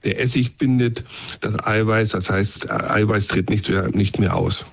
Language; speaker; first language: German; native; German